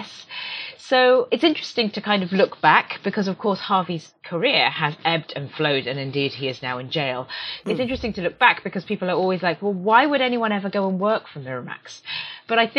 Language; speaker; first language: English; native; English